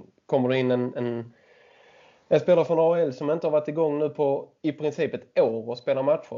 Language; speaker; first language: Swedish; native; Swedish